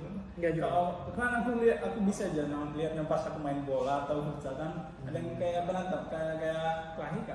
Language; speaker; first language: Indonesian; non-native, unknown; Malayalam